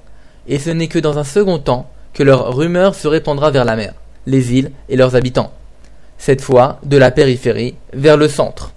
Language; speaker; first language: French; native; French